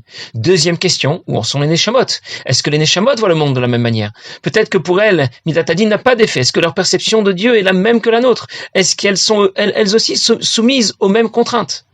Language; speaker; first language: French; native; French